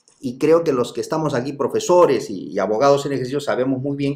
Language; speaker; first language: Spanish; native; Spanish